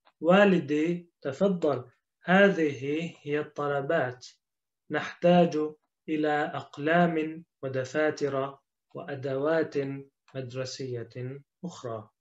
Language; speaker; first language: Arabic; non-native, fluent; Turkish